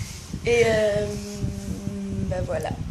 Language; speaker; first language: French; native; French